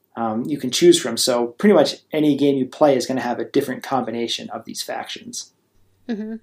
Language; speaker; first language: English; native; English